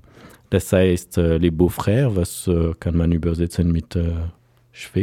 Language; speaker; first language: German; non-native, fluent; French